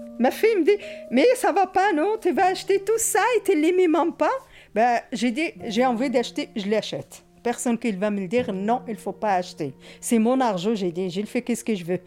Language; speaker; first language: French; non-native, fluent; Arabic